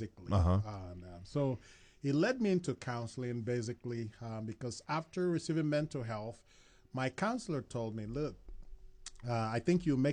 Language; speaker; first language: English; non-native, local second language; Igbo